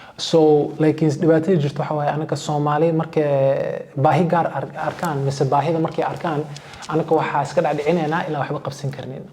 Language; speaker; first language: Somali; early bilingual, heritage; Somali